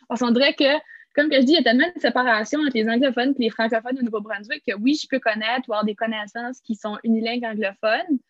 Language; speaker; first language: French; native; French